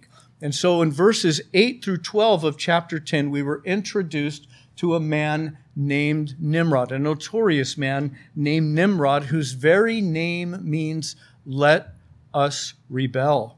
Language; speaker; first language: English; native; English